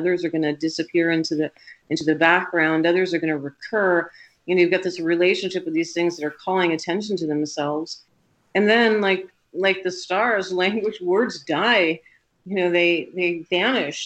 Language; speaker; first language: English; native; English